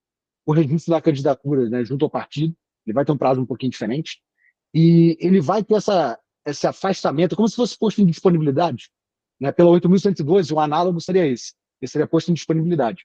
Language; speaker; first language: Portuguese; native; Portuguese